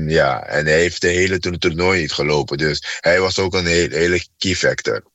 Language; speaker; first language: Dutch; non-native, fluent; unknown